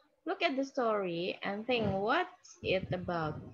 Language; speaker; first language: English; non-native, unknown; Indonesian